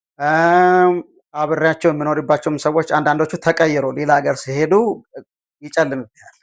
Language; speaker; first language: Amharic; non-native, local second language; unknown